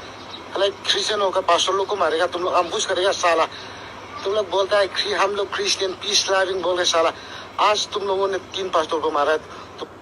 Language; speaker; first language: Hindi; non-native, local second language; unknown